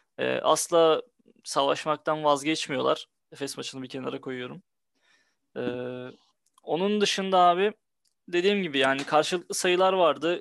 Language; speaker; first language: Turkish; native; Turkish